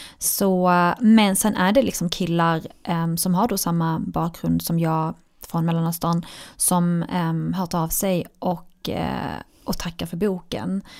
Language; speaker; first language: Swedish; early bilingual, other home language; Arabic